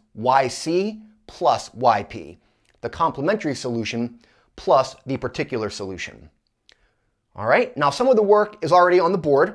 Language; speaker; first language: English; native; English